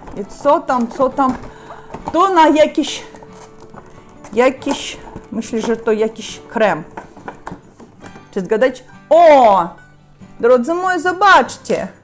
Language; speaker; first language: Polish; non-native, learner; Russian